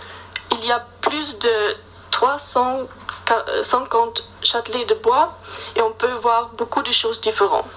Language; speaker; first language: French; non-native, learner; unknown